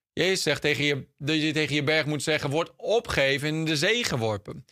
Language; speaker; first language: Dutch; non-native, fluent; English